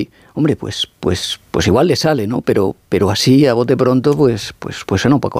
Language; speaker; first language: Spanish; native; Spanish